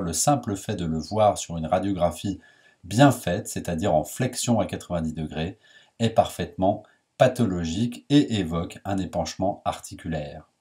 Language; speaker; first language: French; native; French